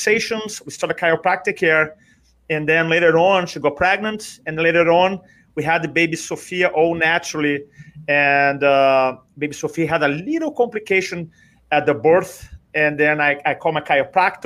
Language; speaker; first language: English; non-native, fluent; Portuguese